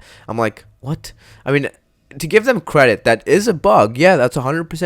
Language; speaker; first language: English; native; English